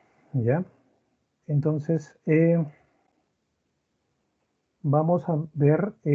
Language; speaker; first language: Spanish; native; Spanish